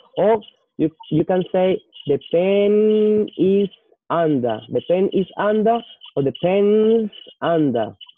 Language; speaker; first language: English; non-native, fluent; Spanish